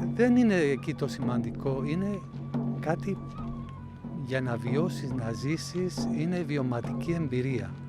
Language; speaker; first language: Greek; non-native, fluent; Spanish